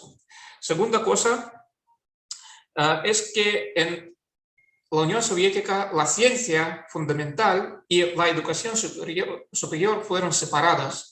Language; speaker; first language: Spanish; non-native, fluent; Russian